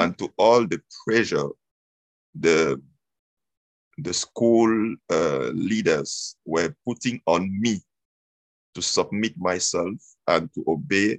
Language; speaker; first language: English; non-native, local second language; French